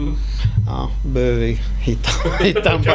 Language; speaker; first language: Swedish; early bilingual, other home language; Arabic